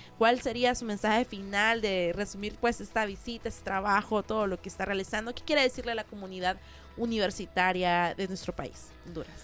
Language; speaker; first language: Spanish; native; Spanish